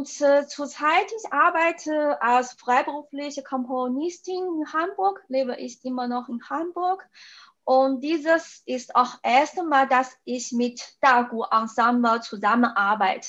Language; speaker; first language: German; non-native, fluent; Chinese